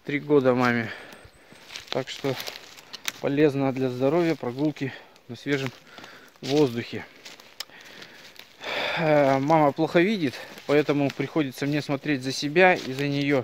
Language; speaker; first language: Russian; native; Russian